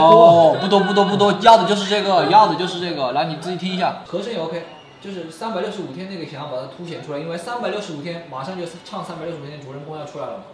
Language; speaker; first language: Chinese; native; Chinese